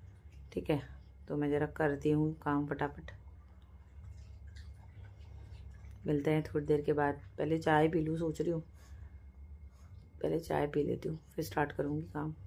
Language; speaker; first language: Hindi; native; Hindi